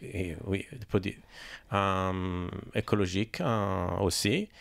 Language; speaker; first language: French; non-native, learner; Italian